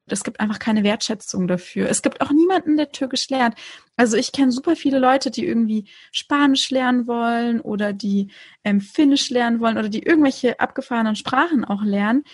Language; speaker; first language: German; early bilingual, other home language; Turkish